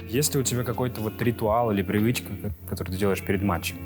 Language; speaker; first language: Russian; native; Russian